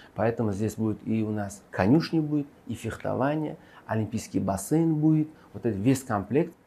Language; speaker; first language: Russian; non-native, local second language; Uzbek